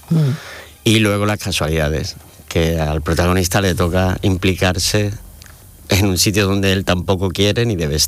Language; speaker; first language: Spanish; native; Spanish